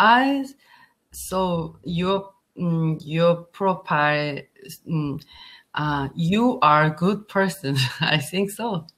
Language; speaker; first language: English; non-native, learner; Korean